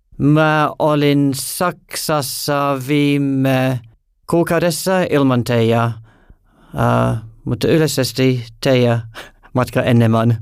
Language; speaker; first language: Finnish; non-native, learner; English